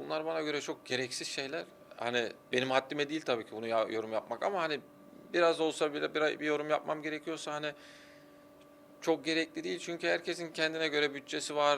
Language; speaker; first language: Turkish; early bilingual, heritage; Turkish